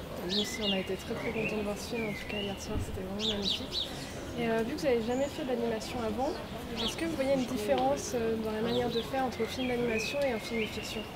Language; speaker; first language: French; native; French